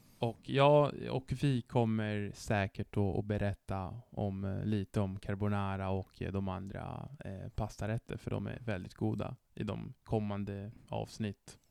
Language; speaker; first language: Swedish; non-native, fluent; Italian